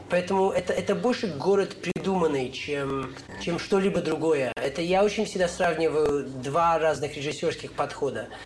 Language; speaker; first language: Russian; early bilingual, heritage; Russian